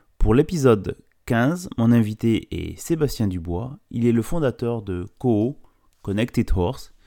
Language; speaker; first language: French; native; French